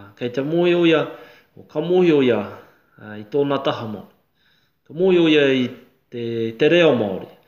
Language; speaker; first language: Māori; non-native, learner; English